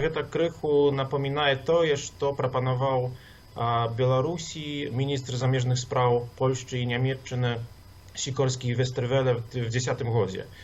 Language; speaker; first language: Belarusian; non-native, local second language; Russian